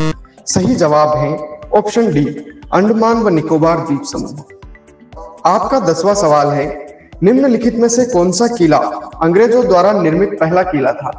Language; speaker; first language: Hindi; native; Hindi